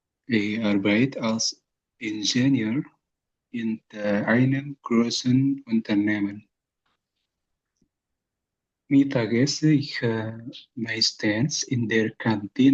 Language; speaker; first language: German; non-native, learner; Indonesian